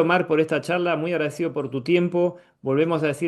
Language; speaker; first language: Spanish; native; Spanish